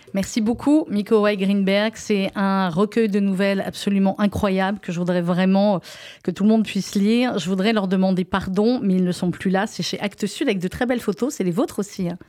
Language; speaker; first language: French; native; French